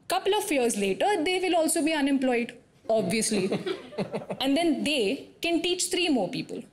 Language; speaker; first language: English; non-native, local second language; Hindi